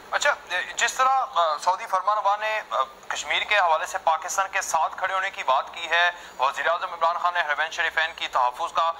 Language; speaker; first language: Urdu; native; Urdu